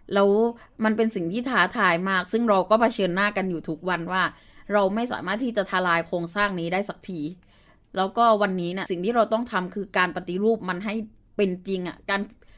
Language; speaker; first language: Thai; early bilingual, other home language; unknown